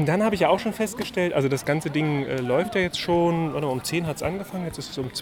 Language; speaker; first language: German; native; German